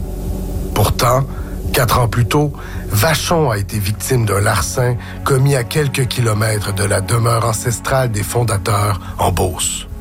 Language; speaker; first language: French; native; French